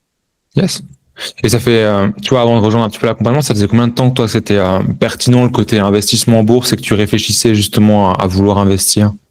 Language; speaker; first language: French; native; French